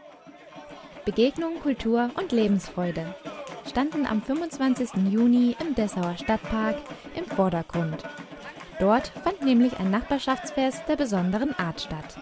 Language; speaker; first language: German; native; German